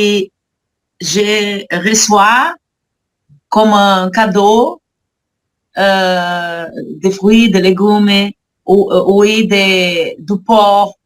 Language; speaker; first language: French; non-native, learner; Portuguese